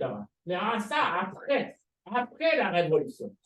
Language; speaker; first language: French; non-native, fluent; Japanese